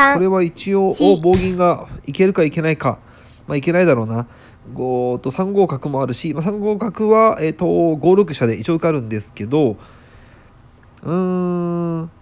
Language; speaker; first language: Japanese; native; Japanese